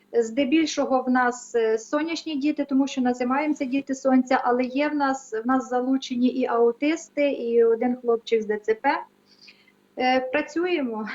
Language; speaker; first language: Ukrainian; native; Ukrainian